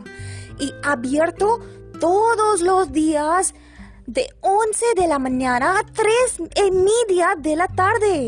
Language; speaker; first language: Spanish; non-native, learner; Hindi